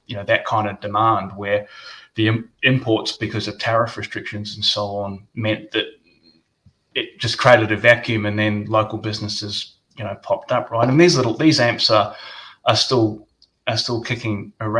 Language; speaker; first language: English; native; English